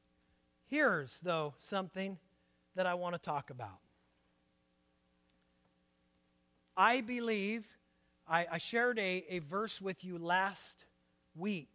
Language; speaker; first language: English; native; English